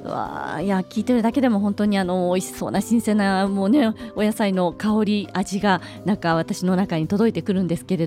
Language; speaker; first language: Japanese; native; Japanese